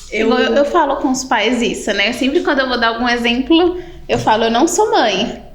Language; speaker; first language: Portuguese; native; Portuguese